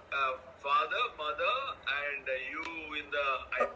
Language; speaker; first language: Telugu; native; Telugu